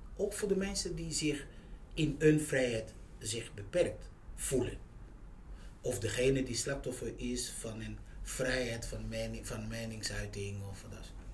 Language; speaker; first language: Dutch; non-native, fluent; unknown